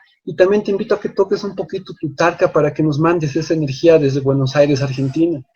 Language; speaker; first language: Spanish; native; Spanish